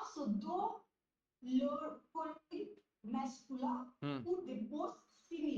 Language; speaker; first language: French; non-native, learner; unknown